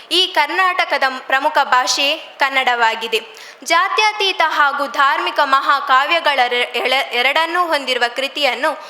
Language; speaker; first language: Kannada; native; Kannada